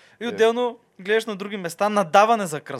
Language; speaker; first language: Bulgarian; native; Bulgarian